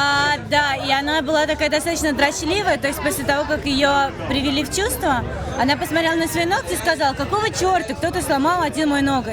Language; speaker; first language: Russian; native; Russian